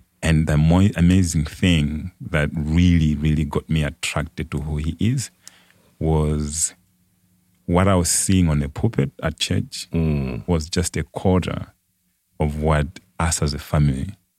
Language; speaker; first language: English; non-native, local second language; Nyanja